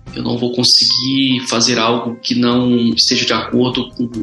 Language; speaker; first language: Portuguese; native; Portuguese